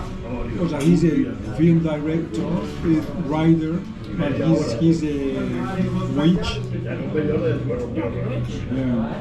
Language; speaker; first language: English; non-native, fluent; Spanish